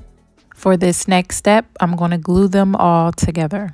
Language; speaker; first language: English; native; English